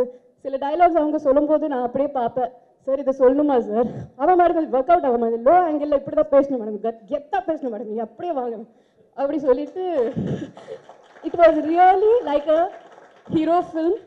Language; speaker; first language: Tamil; non-native, fluent; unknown